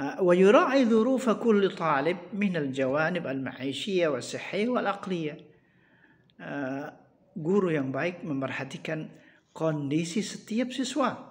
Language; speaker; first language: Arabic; non-native, fluent; Indonesian